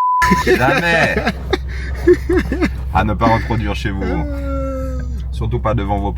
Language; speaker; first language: French; native; French